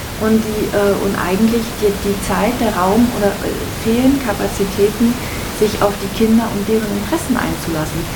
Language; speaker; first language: German; native; German